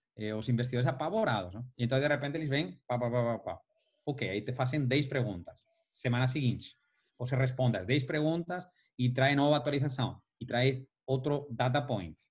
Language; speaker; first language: Portuguese; non-native, fluent; Spanish